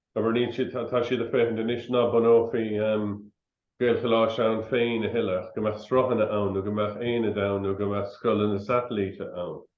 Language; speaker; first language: Irish; non-native, local second language; English